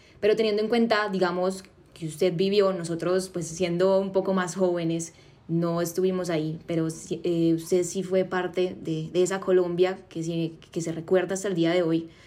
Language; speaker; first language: Spanish; native; Spanish